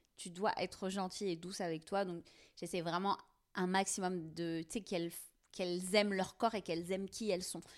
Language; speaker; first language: French; non-native, local second language; Kabyle